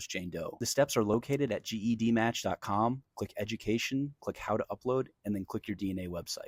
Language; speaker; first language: English; native; English